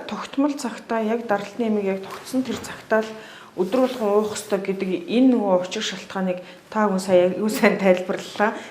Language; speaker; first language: Mongolian; native; Mongolian